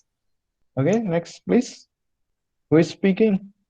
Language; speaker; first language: English; non-native, fluent; Indonesian